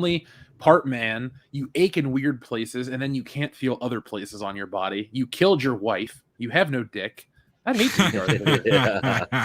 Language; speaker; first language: English; native; English